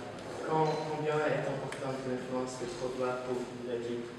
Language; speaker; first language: French; non-native, learner; Portuguese